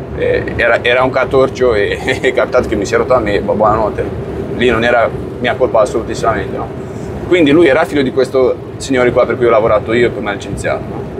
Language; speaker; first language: Italian; non-native, fluent; Romanian